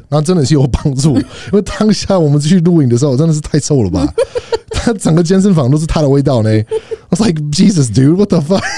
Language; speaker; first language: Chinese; non-native, fluent; English